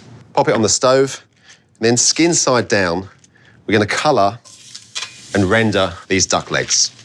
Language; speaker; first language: English; native; English